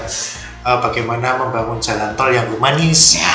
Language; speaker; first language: Indonesian; non-native, local second language; Javanese